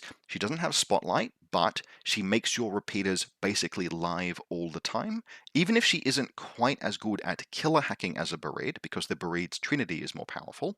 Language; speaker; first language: English; native; English